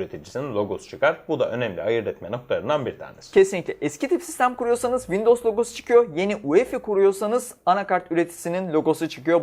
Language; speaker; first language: Turkish; native; Turkish